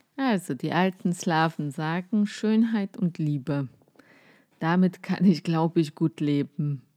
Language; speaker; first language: German; non-native, fluent; Polish